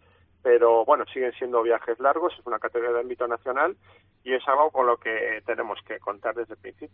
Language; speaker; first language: Spanish; native; Spanish